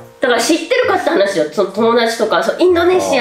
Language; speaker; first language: Japanese; native; Japanese